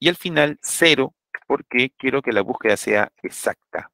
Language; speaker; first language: Spanish; native; Spanish